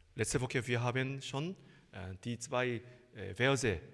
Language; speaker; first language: German; non-native, learner; Korean